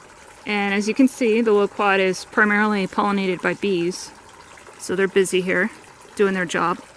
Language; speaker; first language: English; native; English